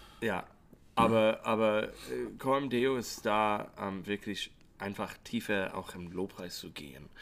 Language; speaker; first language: German; non-native, fluent; English